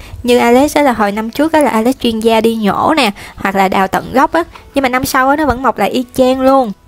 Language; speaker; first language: Vietnamese; native; Vietnamese